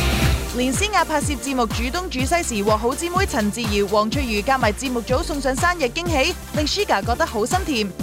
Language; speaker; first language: Chinese; native; Chinese